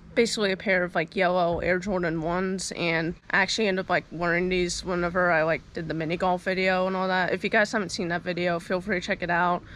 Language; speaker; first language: English; native; English